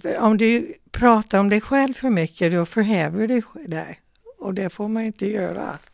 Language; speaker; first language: Swedish; non-native, fluent; English